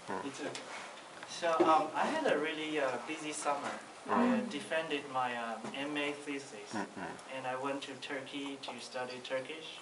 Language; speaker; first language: English; non-native, fluent; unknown